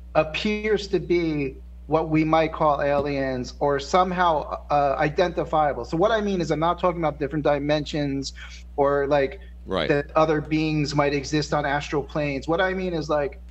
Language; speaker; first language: English; native; English